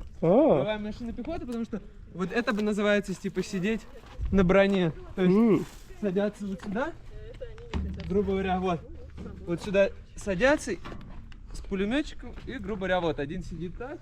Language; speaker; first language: Russian; native; Russian